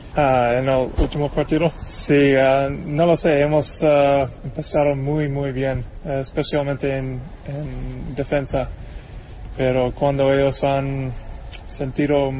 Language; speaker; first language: Spanish; non-native, fluent; English